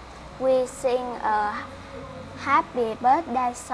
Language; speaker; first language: English; non-native, learner; Vietnamese